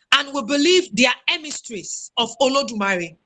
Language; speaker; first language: English; non-native, local second language; Yoruba